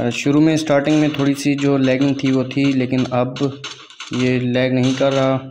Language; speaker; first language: Hindi; native; Hindi